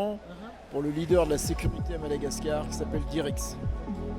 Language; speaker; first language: French; non-native, local second language; Malagasy